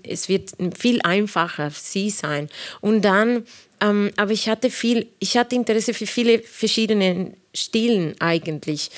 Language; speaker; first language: German; non-native, fluent; Spanish